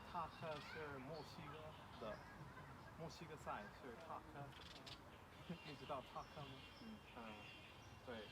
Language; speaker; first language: Chinese; non-native, learner; English